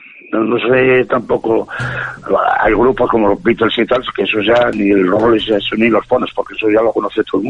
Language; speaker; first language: Spanish; native; Spanish